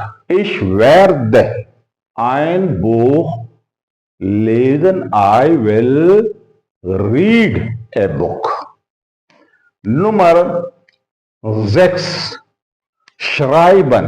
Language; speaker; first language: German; non-native, fluent; Urdu